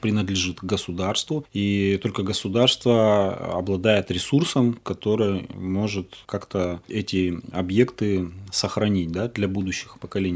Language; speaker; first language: Russian; native; Russian